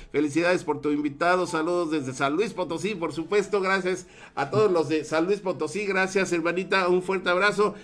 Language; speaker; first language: Spanish; native; Spanish